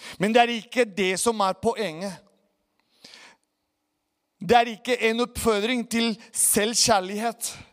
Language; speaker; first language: Norwegian; non-native, fluent; Spanish